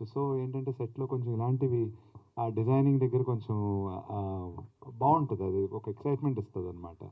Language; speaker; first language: Telugu; native; Telugu